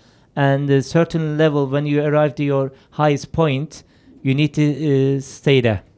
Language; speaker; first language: English; non-native, fluent; Turkish